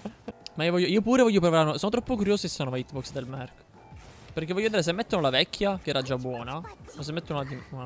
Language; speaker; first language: Italian; native; Italian